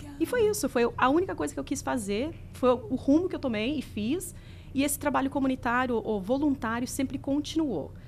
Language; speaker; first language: Portuguese; early bilingual, heritage; Portuguese